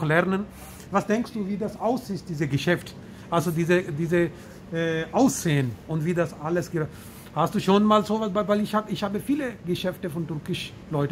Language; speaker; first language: German; non-native, learner; Punjabi